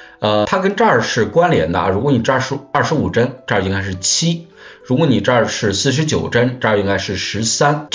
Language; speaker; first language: Chinese; native; Chinese